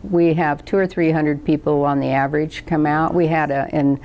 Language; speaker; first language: English; native; English